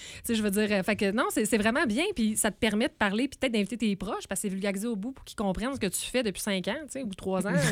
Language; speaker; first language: French; native; French